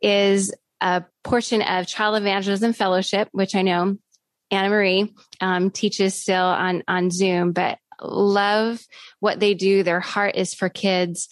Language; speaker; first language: English; native; English